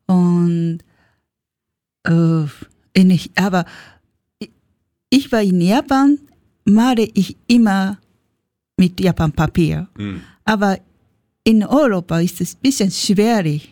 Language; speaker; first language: German; non-native, learner; Japanese